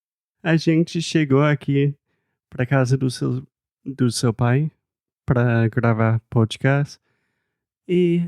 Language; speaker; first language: Portuguese; non-native, fluent; English